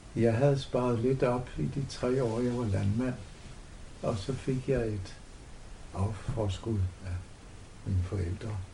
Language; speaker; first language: Danish; native; Danish